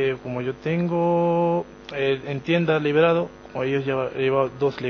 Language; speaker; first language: Spanish; non-native, learner; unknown